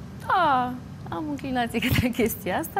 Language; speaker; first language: Romanian; native; Romanian